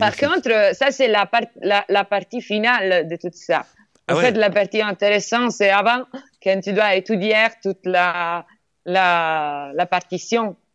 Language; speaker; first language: French; non-native, learner; Italian